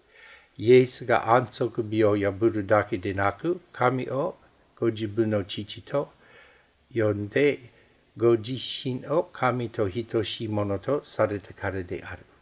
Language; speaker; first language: Japanese; non-native, fluent; English